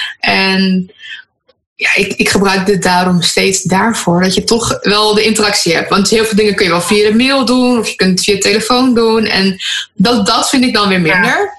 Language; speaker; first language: Dutch; native; Dutch